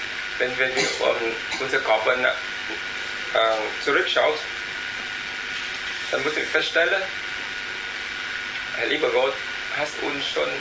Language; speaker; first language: German; non-native, learner; Vietnamese